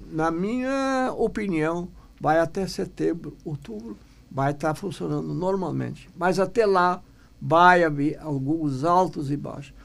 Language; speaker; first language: Portuguese; non-native, local second language; German